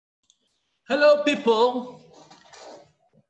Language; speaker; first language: English; non-native, fluent; Portuguese